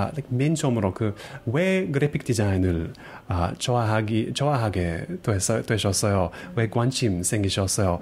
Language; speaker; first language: Korean; non-native, fluent; English